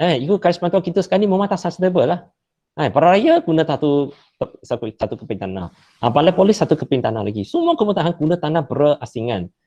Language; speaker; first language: Malay; non-native, local second language; Chinese